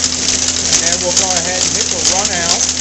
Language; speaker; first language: English; native; English